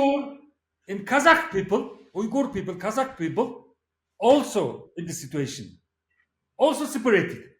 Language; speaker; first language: English; non-native, learner; Mongolian